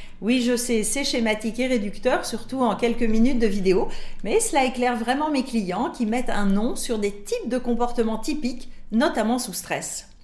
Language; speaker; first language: French; native; French